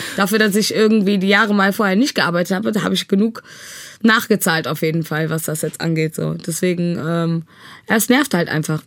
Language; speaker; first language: German; early bilingual, other home language; Tigrinya